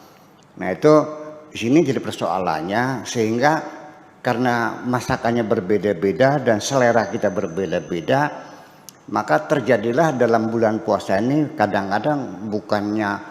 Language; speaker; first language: Indonesian; native; Indonesian